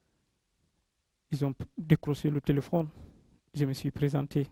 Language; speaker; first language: French; non-native, local second language; Fula